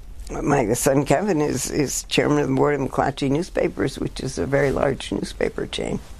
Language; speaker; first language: English; native; English